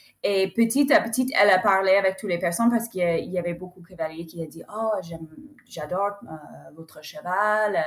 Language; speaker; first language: French; non-native, fluent; English